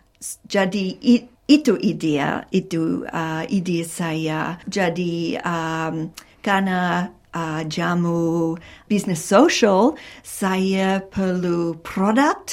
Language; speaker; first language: Indonesian; non-native, fluent; English